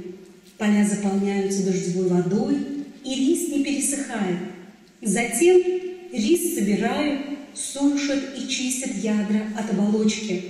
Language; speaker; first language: Russian; native; Russian